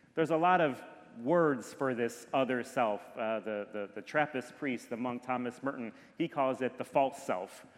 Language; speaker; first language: English; native; English